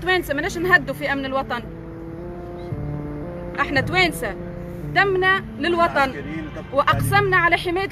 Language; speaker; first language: Arabic; native; Arabic